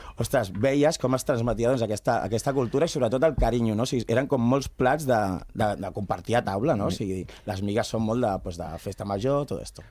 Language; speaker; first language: Catalan; non-native, local second language; Spanish